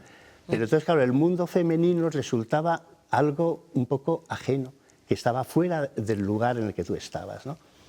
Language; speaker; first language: Spanish; native; Spanish